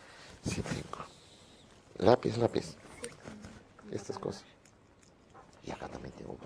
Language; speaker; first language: Spanish; non-native, fluent; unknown